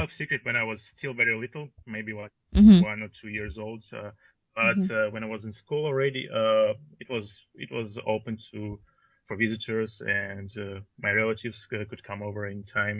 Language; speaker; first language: English; non-native, fluent; Russian